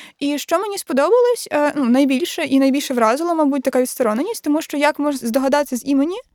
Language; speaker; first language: Ukrainian; native; Ukrainian